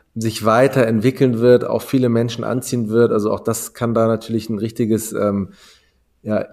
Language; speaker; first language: German; native; German